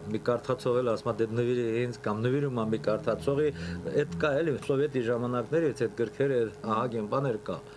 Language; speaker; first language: Armenian; native; Armenian